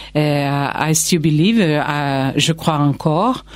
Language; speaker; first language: French; non-native, fluent; Portuguese